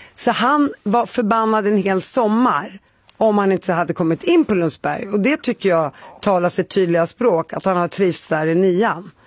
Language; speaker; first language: Swedish; native; Swedish